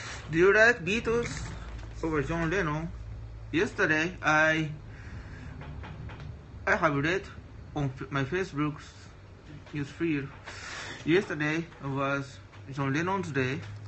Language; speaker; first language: English; non-native, learner; Japanese